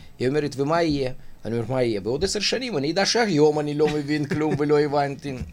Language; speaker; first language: Hebrew; non-native, fluent; Russian